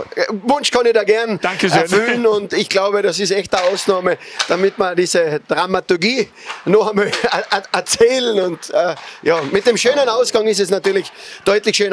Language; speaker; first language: German; native; German